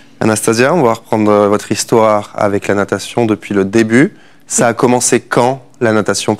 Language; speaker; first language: French; native; French